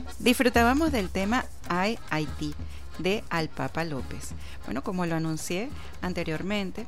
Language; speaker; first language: Spanish; native; Spanish